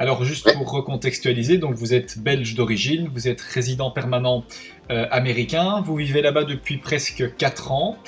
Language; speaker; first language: French; native; French